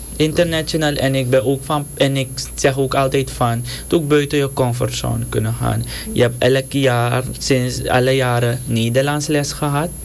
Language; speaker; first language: Dutch; native; Dutch